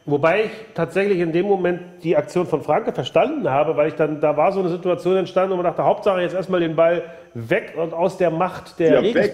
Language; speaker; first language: German; native; German